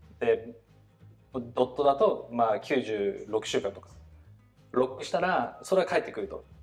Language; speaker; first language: Japanese; native; Japanese